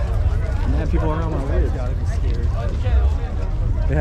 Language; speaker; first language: English; native; English